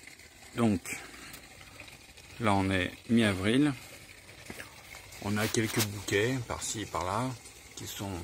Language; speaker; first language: French; native; French